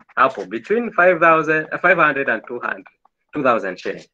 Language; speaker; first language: English; non-native, local second language; Swahili